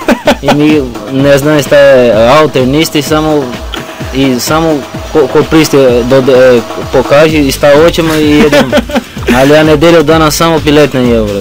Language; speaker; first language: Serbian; non-native, learner; Portuguese